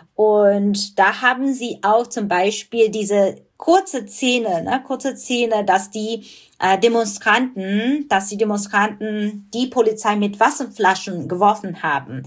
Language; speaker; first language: German; non-native, fluent; Burmese